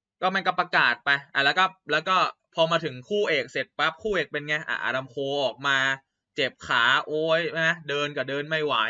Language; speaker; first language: Thai; native; Thai